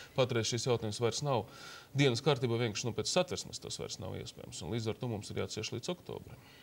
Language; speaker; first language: Latvian; non-native, local second language; Russian